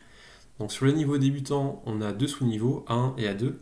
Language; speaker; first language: French; native; French